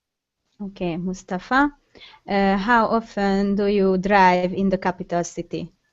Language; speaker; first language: English; non-native, learner; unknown